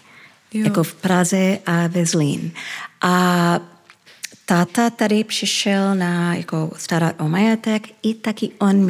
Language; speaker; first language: Czech; early bilingual, heritage; Czech